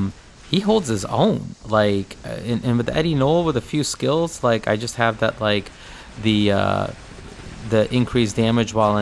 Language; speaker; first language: English; native; English